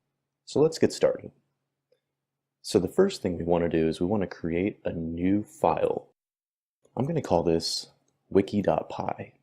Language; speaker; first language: English; native; English